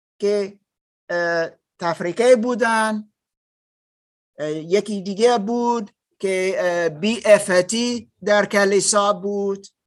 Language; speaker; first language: Persian; non-native, learner; German